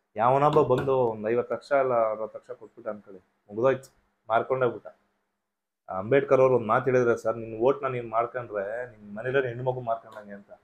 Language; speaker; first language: Kannada; non-native, local second language; Telugu